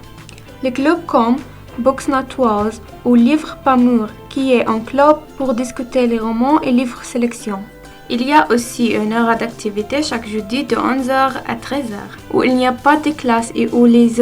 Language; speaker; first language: French; non-native, learner; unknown